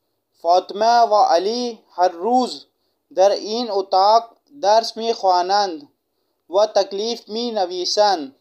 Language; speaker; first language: Persian; non-native, fluent; Urdu